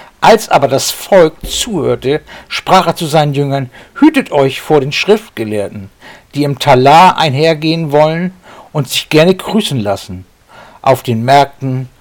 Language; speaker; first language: German; native; German